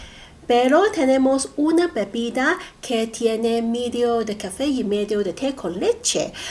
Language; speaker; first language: Spanish; non-native, learner; Cantonese